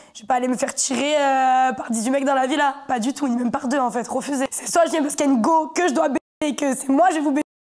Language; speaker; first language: French; native; French